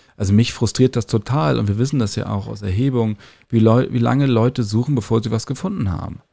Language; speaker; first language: German; native; German